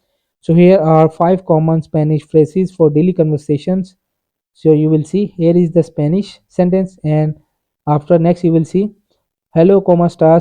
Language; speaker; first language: English; non-native, local second language; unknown